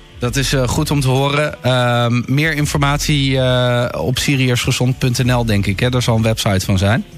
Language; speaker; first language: Dutch; native; Dutch